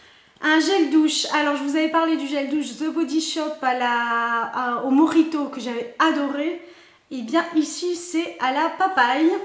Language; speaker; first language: French; native; French